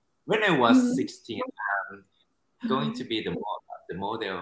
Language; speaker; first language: English; non-native, fluent; Thai